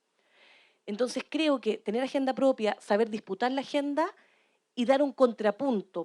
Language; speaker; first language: Spanish; native; Spanish